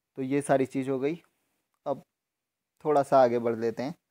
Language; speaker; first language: Hindi; native; Hindi